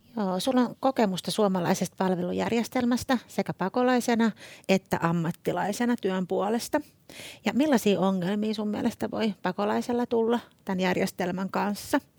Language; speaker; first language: Finnish; native; Finnish